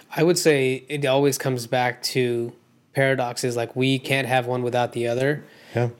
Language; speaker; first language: English; non-native, local second language; Hindi